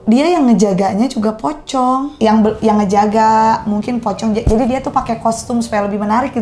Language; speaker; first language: Indonesian; native; Indonesian